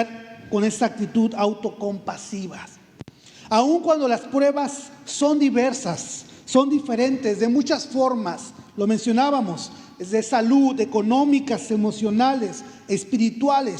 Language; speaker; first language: Spanish; native; Spanish